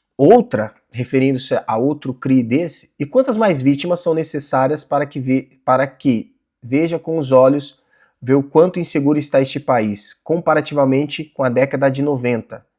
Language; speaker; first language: Portuguese; native; Portuguese